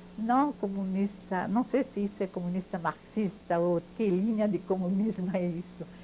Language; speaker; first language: Portuguese; non-native, fluent; French